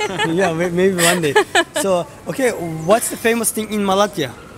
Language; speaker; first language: English; non-native, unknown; Turkish